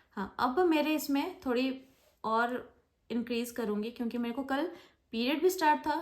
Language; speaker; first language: Hindi; non-native, local second language; Bangla